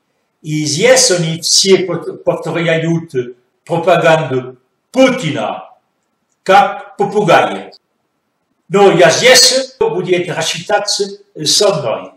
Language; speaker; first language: Russian; non-native, fluent; French